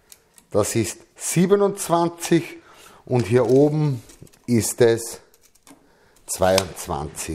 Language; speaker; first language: German; native; German